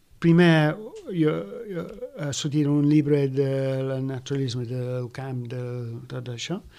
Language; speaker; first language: Catalan; non-native, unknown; English